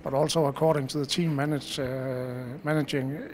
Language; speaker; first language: English; non-native, fluent; Danish